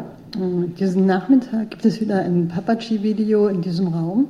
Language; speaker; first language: German; native; German